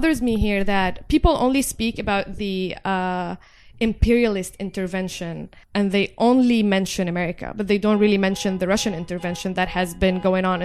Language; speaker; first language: English; non-native, fluent; Arabic